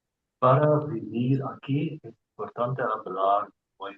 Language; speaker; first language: Spanish; non-native, learner; English